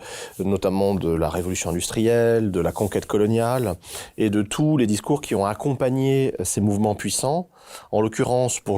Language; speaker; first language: French; native; French